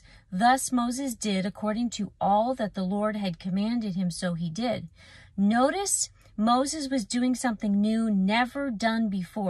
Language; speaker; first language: English; native; English